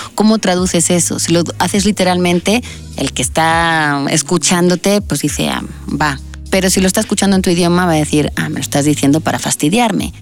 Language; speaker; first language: Spanish; native; Spanish